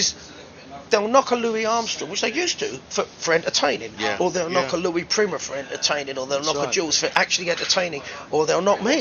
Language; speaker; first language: English; native; English